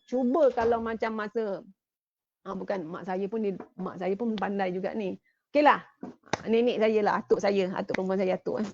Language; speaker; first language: Malay; native; Malay